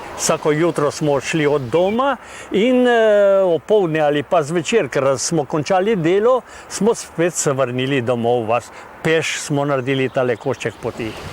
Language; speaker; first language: Slovenian; native; Slovenian